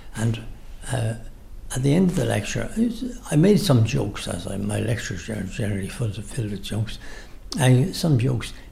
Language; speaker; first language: English; native; English